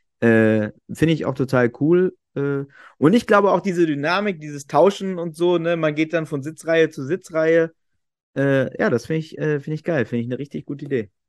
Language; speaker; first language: German; native; German